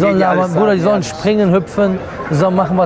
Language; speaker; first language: German; native; German